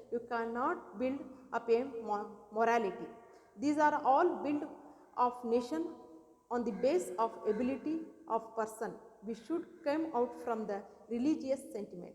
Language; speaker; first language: English; non-native, local second language; Kannada